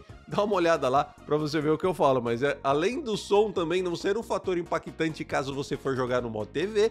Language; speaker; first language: Portuguese; native; Portuguese